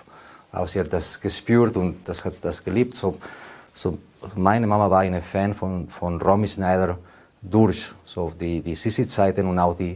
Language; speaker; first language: German; non-native, learner; Spanish